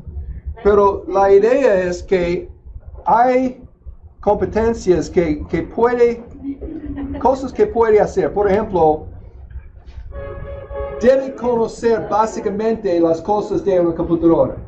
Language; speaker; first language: Spanish; non-native, fluent; English